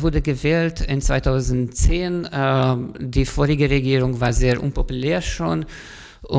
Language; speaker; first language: German; non-native, fluent; Hungarian